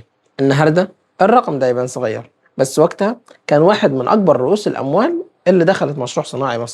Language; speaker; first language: Arabic; native; Arabic